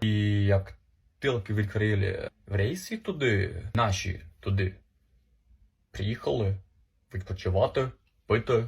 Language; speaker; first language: Ukrainian; non-native, fluent; English